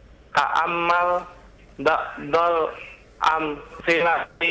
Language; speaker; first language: Arabic; non-native, learner; Indonesian